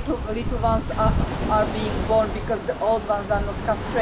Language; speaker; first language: English; non-native, fluent; Polish